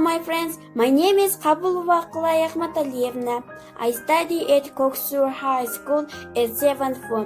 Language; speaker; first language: English; non-native, learner; Kyrgyz